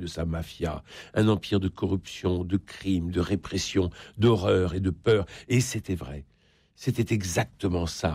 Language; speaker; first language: French; native; French